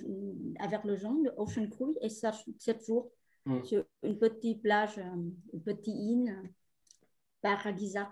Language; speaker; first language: French; non-native, fluent; Vietnamese